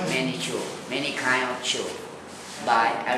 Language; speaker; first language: English; non-native, learner; Thai